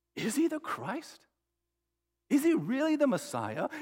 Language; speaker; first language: English; native; English